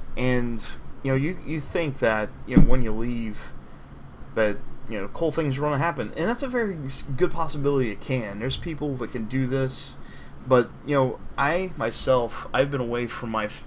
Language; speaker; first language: English; native; English